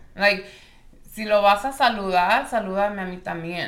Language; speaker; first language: Spanish; early bilingual, heritage; Spanish